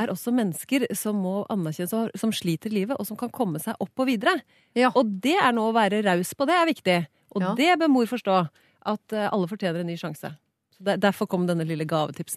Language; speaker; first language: Norwegian; native; Norwegian